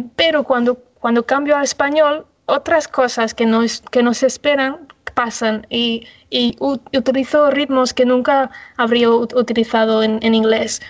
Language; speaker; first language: Spanish; non-native, fluent; English